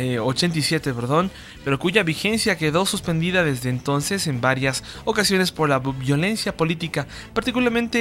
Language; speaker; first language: Spanish; native; Spanish